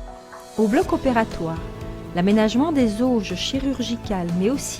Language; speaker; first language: French; native; French